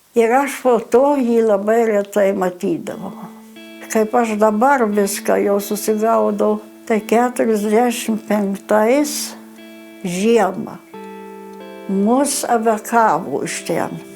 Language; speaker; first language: Lithuanian; early bilingual, other home language; German